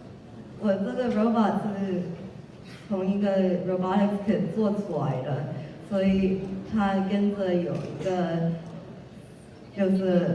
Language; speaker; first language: Chinese; early bilingual, heritage; Chinese